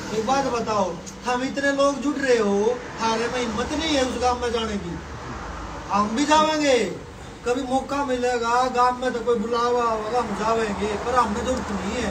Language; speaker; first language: Hindi; native; Hindi